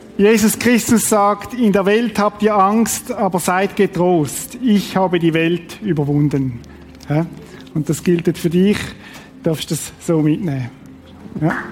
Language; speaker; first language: German; native; German